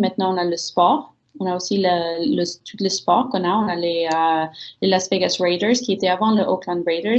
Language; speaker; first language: French; early bilingual, heritage; French